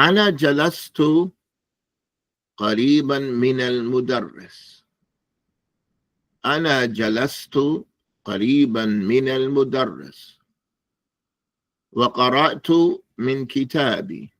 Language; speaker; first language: Arabic; non-native, fluent; English